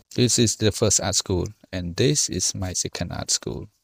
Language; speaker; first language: English; non-native, learner; Khmer